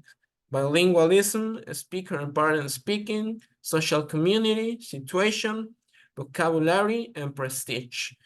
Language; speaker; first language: English; non-native, learner; Spanish